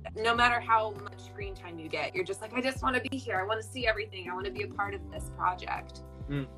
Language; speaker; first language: English; native; English